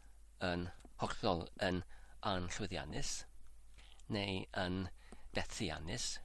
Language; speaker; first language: Welsh; non-native, learner; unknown